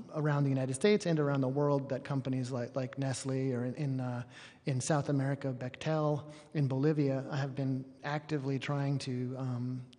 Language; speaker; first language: English; native; English